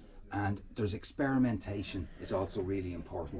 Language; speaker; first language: English; native; English